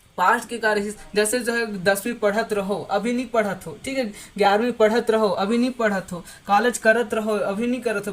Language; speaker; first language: Hindi; native; Hindi